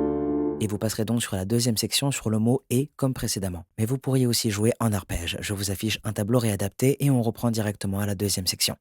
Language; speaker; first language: French; native; French